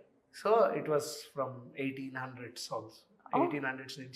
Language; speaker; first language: Telugu; native; Telugu